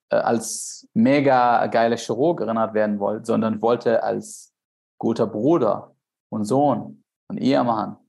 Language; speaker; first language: German; non-native, fluent; Arabic